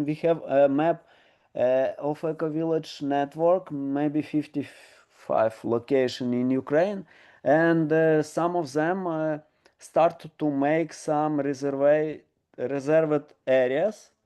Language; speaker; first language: English; non-native, learner; Ukrainian